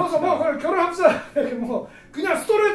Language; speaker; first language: Korean; non-native, fluent; Japanese